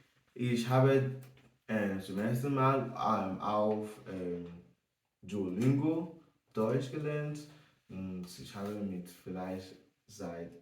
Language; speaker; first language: German; non-native, learner; English